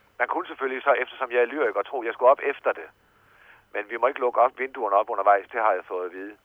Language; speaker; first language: Danish; native; Danish